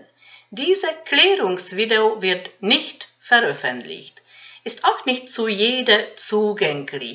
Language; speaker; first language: German; non-native, fluent; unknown